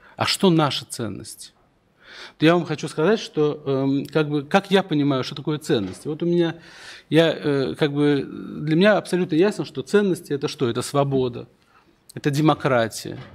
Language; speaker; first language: Russian; native; Russian